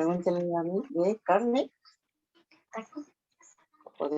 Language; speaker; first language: Spanish; native; Spanish